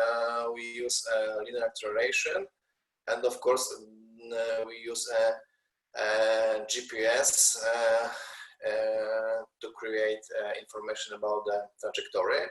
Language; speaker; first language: English; non-native, learner; Polish